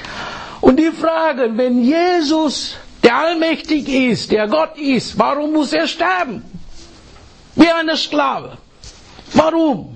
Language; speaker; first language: German; non-native, fluent; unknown